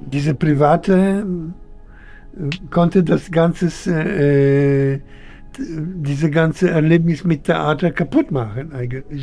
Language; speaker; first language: German; non-native, fluent; Polish